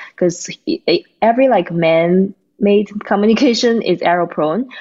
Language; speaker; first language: English; non-native, fluent; Chinese